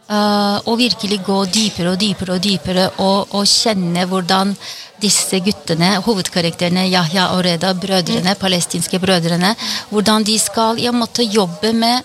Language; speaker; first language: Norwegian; non-native, fluent; Turkish